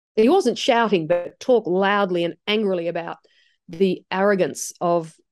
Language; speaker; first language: English; native; English